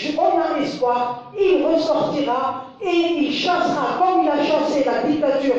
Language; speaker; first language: French; non-native, local second language; Kabyle